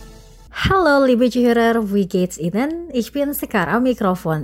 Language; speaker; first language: German; non-native, local second language; Indonesian